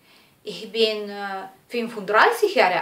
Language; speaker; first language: German; non-native, learner; Serbian